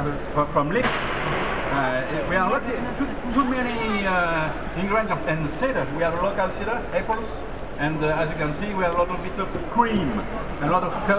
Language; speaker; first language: English; non-native, learner; French